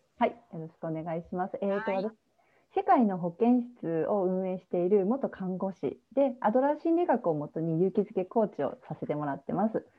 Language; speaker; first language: Japanese; native; Japanese